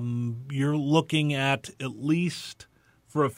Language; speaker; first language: English; native; English